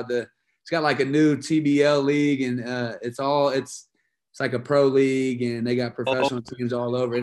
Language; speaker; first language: English; native; English